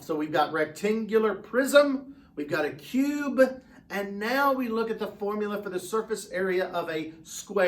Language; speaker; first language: English; native; English